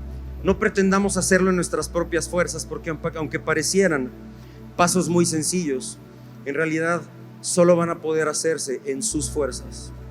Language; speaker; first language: Spanish; native; Spanish